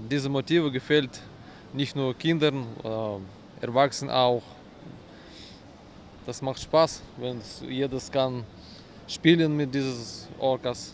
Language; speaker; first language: German; non-native, learner; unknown